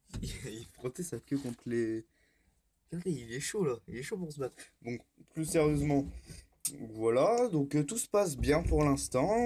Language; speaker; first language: French; native; French